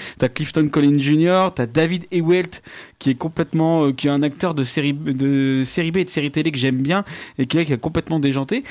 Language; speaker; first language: French; native; French